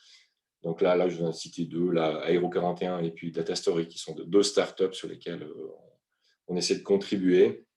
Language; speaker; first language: French; native; French